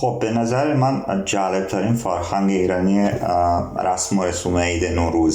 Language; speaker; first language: Persian; non-native, learner; Serbian